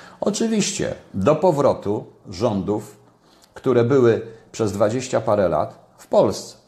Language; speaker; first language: Polish; native; Polish